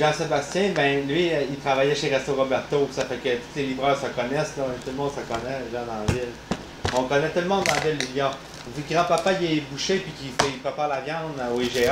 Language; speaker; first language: French; native; French